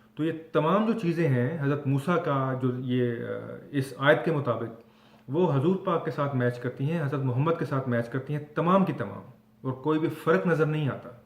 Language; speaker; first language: Urdu; non-native, local second language; Punjabi